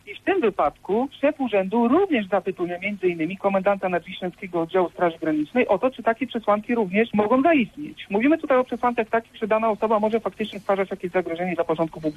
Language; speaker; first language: Polish; native; Polish